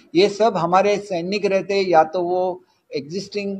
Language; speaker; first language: Hindi; non-native, local second language; Marathi